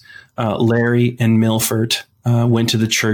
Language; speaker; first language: English; native; English